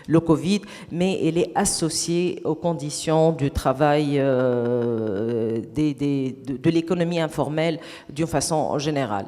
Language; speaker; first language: French; non-native, local second language; Arabic